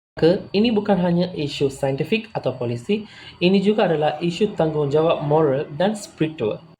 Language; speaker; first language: Malay; non-native, local second language; Tamil